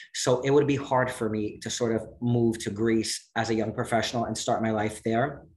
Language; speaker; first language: English; native; English